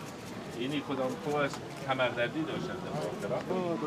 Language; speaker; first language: Persian; native; Persian